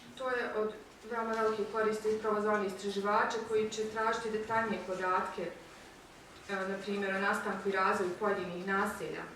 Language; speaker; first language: Bosnian; native; Bosnian